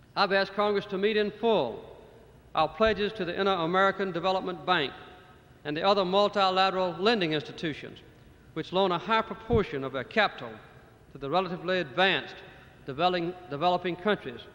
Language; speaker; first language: English; native; English